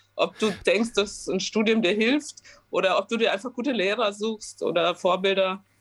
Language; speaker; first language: German; early bilingual, other home language; Romanian